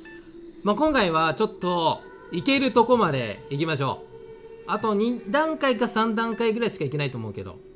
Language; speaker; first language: Japanese; native; Japanese